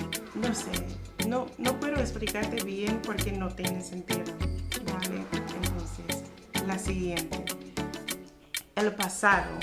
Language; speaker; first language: Spanish; non-native, fluent; English